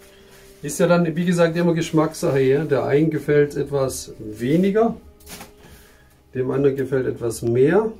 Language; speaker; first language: German; native; German